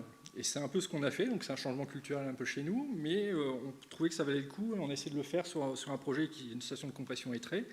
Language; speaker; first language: French; native; French